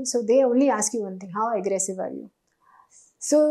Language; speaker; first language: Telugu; non-native, local second language; Hindi